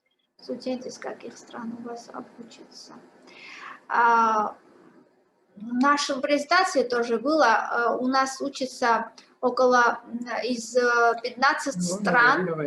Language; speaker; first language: Russian; non-native, fluent; Georgian